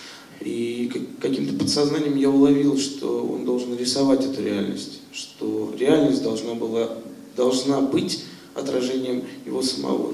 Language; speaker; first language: Russian; native; Russian